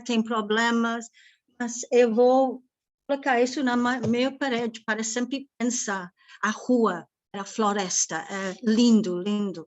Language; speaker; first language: Portuguese; non-native, learner; English